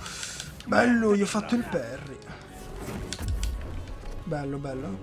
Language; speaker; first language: Italian; native; Italian